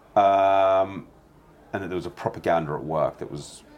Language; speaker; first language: English; native; English